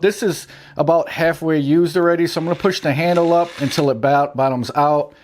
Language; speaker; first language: English; native; English